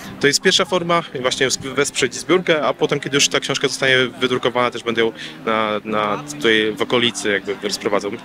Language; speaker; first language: Polish; native; Polish